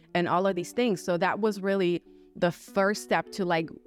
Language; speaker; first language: English; non-native, fluent; German